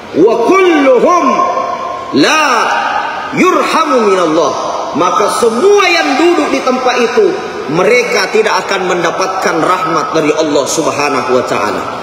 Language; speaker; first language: Malay; non-native, local second language; Buginese